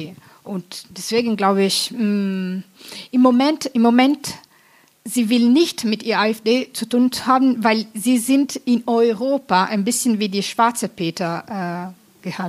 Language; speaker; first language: German; non-native, fluent; Italian